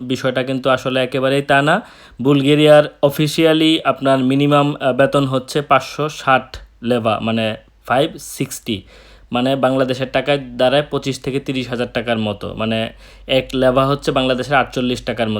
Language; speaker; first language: Bangla; native; Bangla